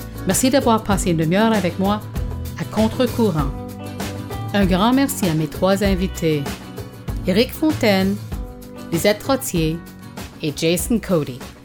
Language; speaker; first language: French; early bilingual, heritage; French